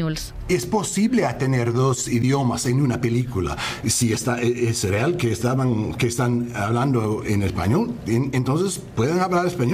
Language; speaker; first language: Spanish; non-native, learner; English